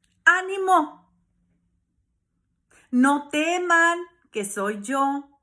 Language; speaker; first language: Spanish; native; Spanish